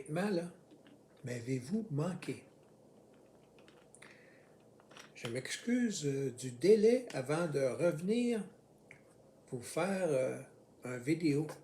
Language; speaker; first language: French; native; French